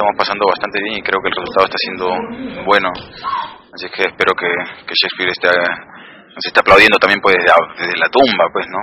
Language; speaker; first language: Spanish; native; Spanish